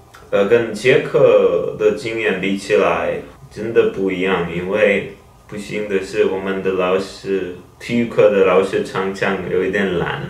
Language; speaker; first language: Chinese; non-native, fluent; Czech